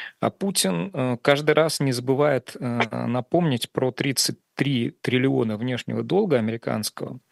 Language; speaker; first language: Russian; native; Russian